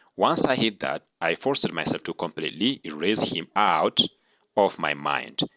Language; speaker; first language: English; non-native, local second language; Amharic